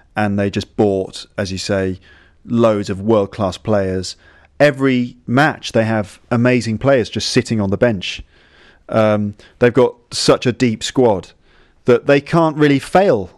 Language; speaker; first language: English; native; English